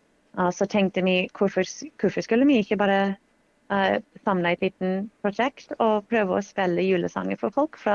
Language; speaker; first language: Norwegian; non-native, fluent; English